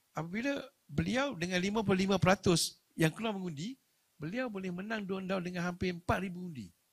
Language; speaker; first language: Malay; native; Malay